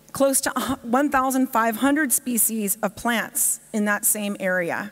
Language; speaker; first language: English; native; English